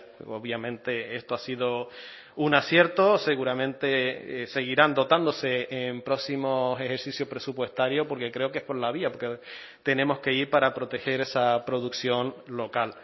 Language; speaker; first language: Spanish; native; Spanish